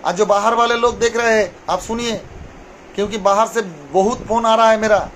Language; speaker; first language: Hindi; non-native, local second language; Bangla